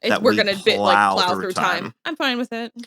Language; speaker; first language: English; native; English